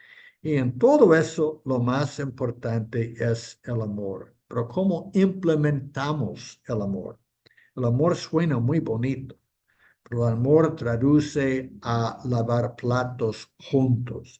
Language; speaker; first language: Spanish; non-native, fluent; English